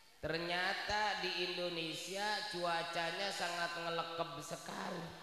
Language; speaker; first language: Indonesian; native; Indonesian